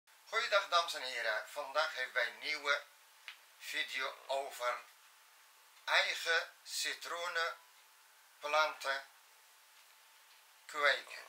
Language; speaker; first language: Dutch; non-native, fluent; Arabic